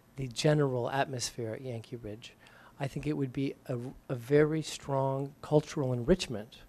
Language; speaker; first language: English; native; English